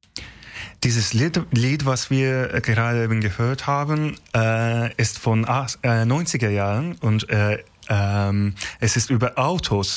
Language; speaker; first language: German; non-native, learner; Turkish